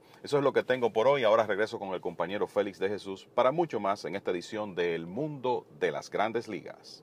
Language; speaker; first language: Spanish; native; Spanish